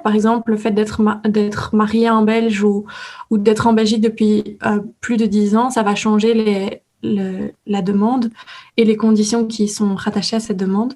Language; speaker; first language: French; native; French